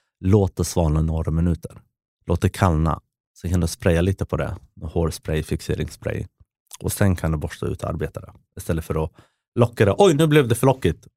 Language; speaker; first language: Swedish; early bilingual, other home language; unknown